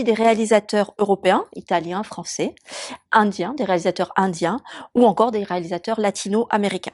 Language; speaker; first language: French; native; French